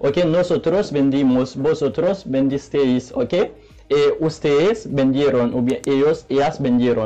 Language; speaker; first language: Spanish; non-native, learner; Haitian Creole